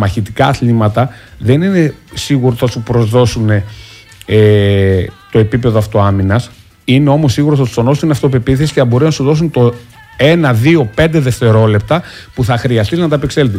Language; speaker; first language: Greek; native; Greek